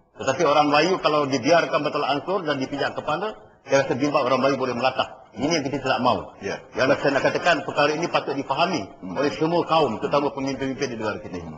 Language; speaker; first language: Malay; native; Malay